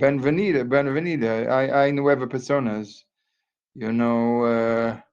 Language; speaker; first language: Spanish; non-native, learner; English